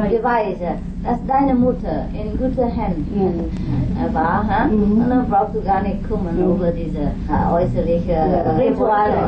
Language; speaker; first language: German; non-native, learner; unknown